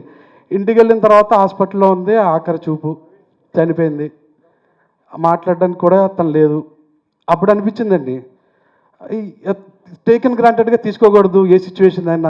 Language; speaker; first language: Telugu; native; Telugu